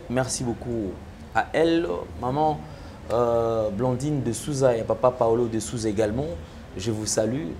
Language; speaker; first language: French; non-native, local second language; Lingala